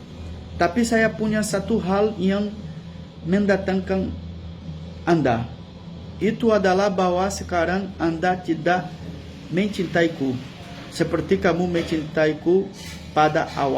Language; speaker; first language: Indonesian; non-native, learner; Portuguese